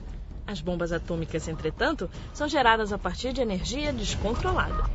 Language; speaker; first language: Portuguese; native; Portuguese